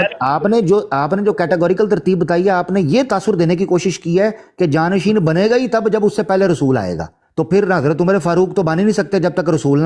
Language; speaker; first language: Hindi; non-native, local second language; Punjabi